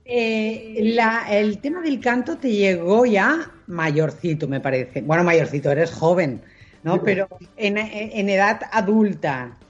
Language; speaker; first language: Spanish; non-native, local second language; Catalan